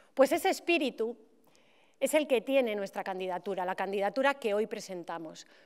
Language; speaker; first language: Spanish; native; Spanish